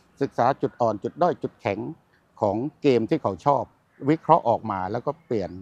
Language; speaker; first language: Thai; native; Thai